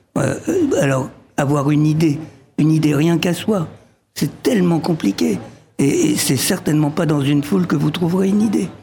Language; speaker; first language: French; early bilingual, other home language; Arabic